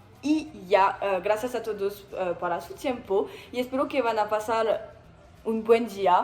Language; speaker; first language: Spanish; non-native, learner; French